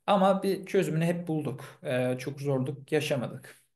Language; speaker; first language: Turkish; early bilingual, heritage; Turkish